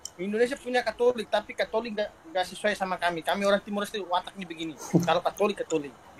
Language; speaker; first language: Indonesian; non-native, local second language; Tetum